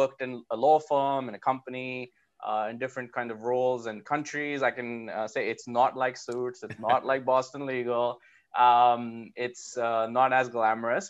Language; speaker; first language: English; non-native, local second language; Hindi